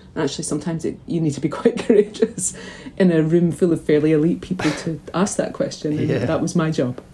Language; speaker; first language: English; native; English